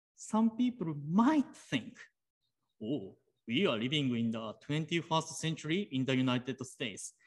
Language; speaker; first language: English; non-native, fluent; Japanese